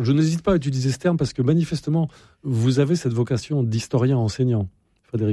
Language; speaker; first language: French; native; French